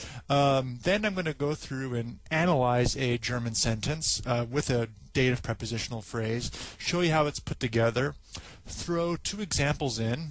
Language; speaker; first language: English; native; English